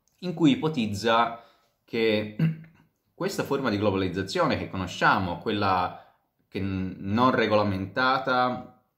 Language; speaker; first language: Italian; native; Italian